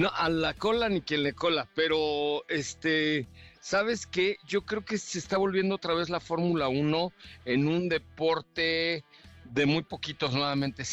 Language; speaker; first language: Spanish; native; Spanish